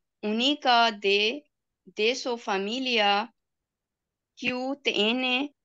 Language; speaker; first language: Spanish; non-native, learner; Urdu